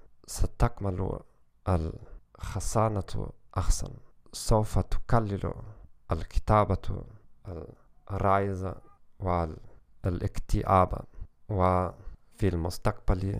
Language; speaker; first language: Arabic; non-native, learner; German